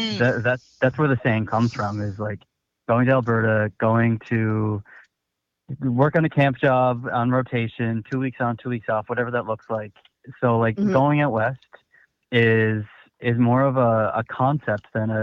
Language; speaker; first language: English; native; English